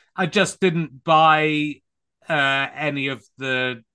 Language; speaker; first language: English; native; English